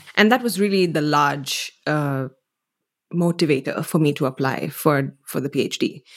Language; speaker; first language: English; native; English